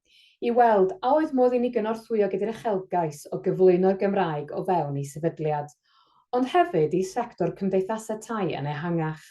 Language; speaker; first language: Welsh; native; Welsh